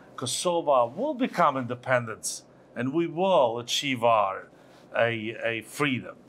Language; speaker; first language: English; non-native, fluent; Albanian